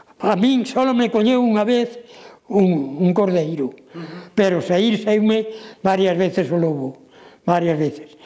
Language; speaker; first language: Galician; native; Galician